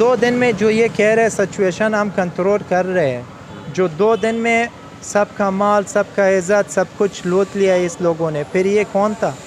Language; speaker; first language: Hindi; non-native, learner; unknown